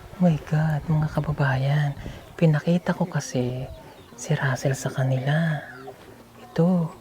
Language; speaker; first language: Filipino; native; Filipino